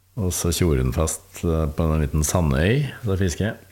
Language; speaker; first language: Norwegian; native; Norwegian